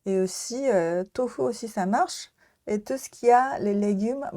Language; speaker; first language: French; non-native, learner; Japanese